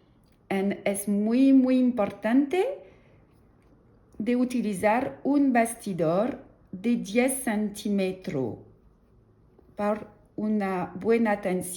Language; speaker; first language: Spanish; non-native, learner; French